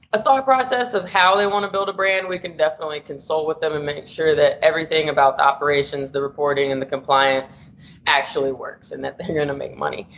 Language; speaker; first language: English; native; English